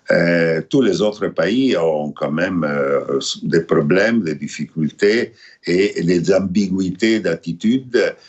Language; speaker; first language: French; non-native, fluent; Italian